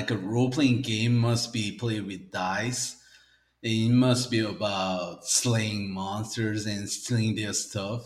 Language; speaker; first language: English; native; English